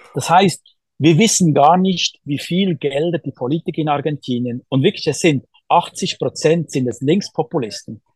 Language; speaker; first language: German; native; German